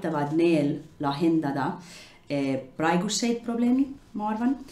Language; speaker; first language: Estonian; non-native, learner; English